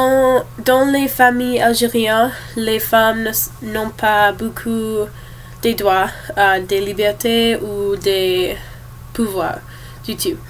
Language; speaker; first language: French; non-native, learner; English